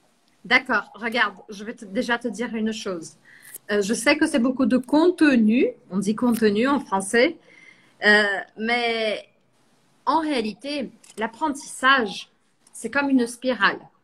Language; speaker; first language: French; non-native, fluent; Portuguese